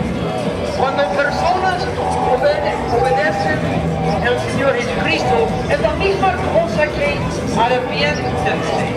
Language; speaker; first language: Spanish; non-native, learner; English